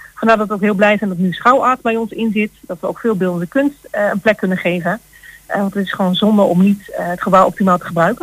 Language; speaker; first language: Dutch; native; Dutch